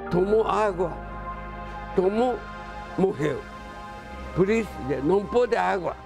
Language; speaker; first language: Portuguese; non-native, learner; Japanese